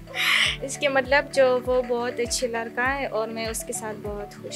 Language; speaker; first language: Hindi; non-native, learner; Russian